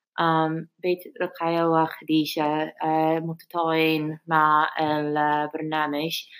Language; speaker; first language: Arabic; non-native, learner; English